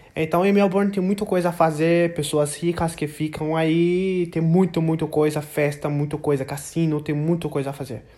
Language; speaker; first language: Portuguese; non-native, learner; English